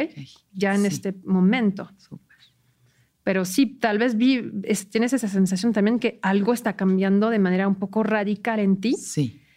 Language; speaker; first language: Spanish; non-native, fluent; French